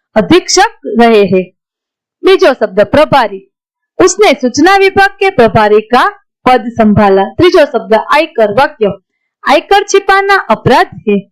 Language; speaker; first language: Hindi; non-native, local second language; Gujarati